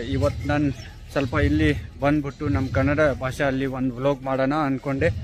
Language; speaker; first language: Kannada; non-native, local second language; Ladakhi